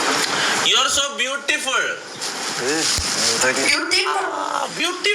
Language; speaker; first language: English; non-native, local second language; Malayalam